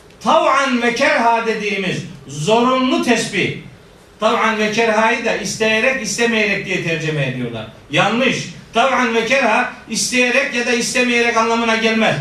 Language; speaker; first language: Turkish; native; Turkish